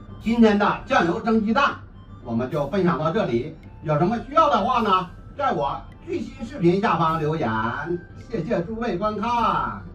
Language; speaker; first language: Chinese; native; Chinese